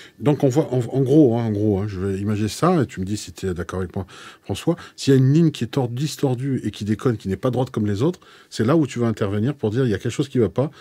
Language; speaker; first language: French; native; French